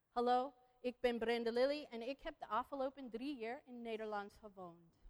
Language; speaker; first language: Dutch; non-native, learner; English